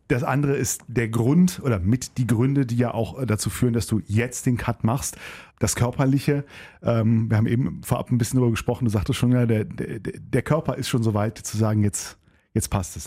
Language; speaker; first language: German; native; German